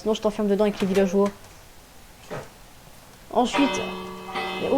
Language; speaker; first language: French; native; French